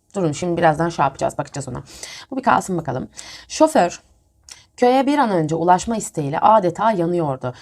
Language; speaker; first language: Turkish; native; Turkish